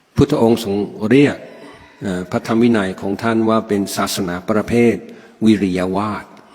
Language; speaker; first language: Thai; non-native, fluent; English